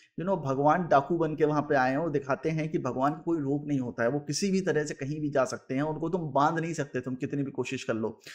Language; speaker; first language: Hindi; native; Hindi